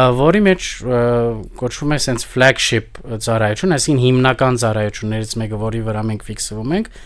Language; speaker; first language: Armenian; early bilingual, heritage; Armenian